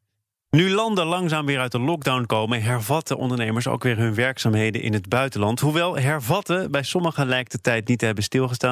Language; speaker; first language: Dutch; native; Dutch